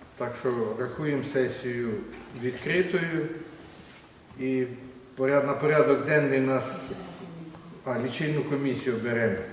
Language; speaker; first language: Ukrainian; native; Ukrainian